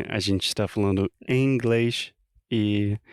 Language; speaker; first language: Portuguese; non-native, fluent; English